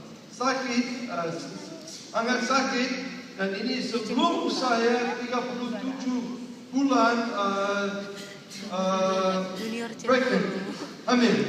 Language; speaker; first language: Indonesian; non-native, learner; English